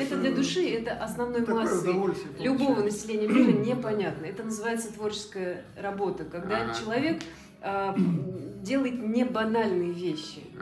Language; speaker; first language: Russian; native; Russian